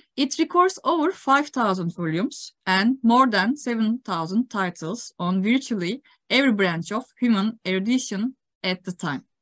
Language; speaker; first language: English; non-native, fluent; Turkish